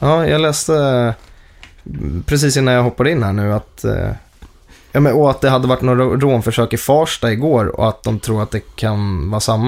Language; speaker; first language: Swedish; native; Swedish